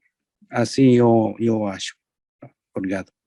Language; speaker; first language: Portuguese; non-native, learner; Japanese